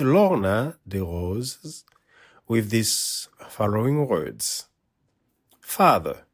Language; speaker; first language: English; non-native, fluent; Haitian Creole